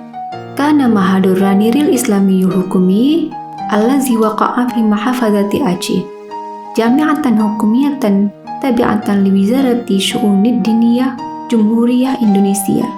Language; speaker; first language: Arabic; non-native, fluent; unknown